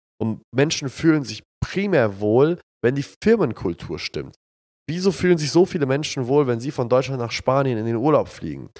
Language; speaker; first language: German; early bilingual, other home language; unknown